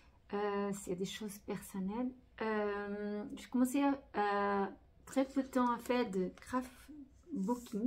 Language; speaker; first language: French; non-native, fluent; Portuguese